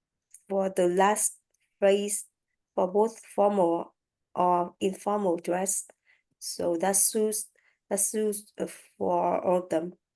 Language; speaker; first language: English; non-native, learner; French